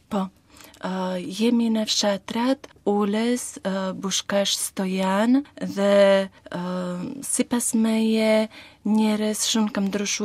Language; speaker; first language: Albanian; non-native, learner; Slovak